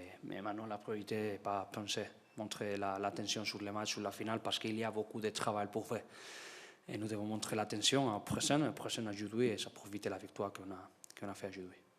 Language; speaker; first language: French; non-native, learner; Spanish